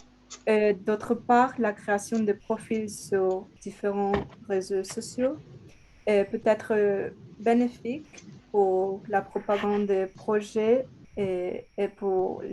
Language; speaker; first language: French; non-native, learner; Spanish